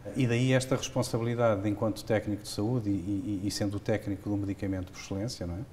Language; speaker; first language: Portuguese; native; Portuguese